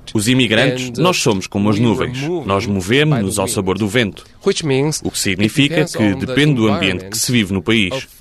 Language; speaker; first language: Portuguese; non-native, fluent; Chinese